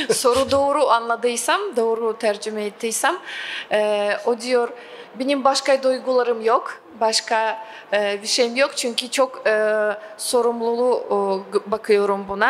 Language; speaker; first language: Turkish; non-native, fluent; Russian